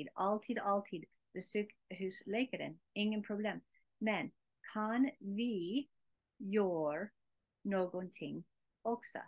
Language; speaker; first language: Swedish; non-native, learner; English